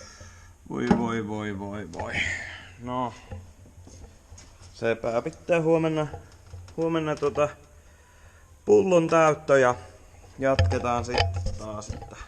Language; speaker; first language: Finnish; native; Finnish